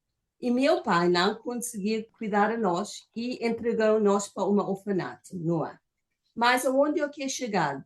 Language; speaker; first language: Portuguese; non-native, fluent; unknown